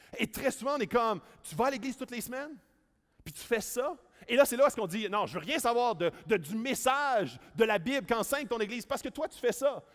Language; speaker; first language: French; native; French